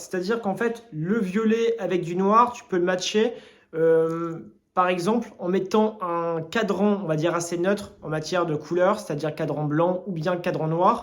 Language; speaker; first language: French; native; French